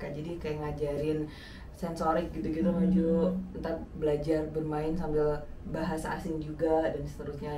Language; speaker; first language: Indonesian; native; Indonesian